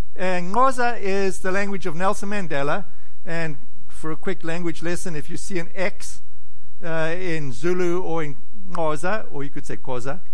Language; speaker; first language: English; native; English